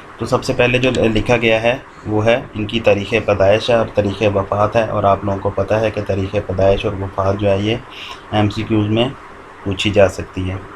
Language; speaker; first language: Urdu; non-native, local second language; Punjabi